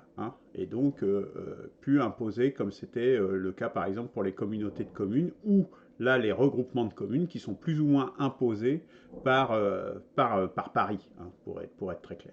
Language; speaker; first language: French; native; French